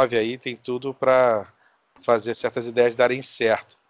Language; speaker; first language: Portuguese; native; Portuguese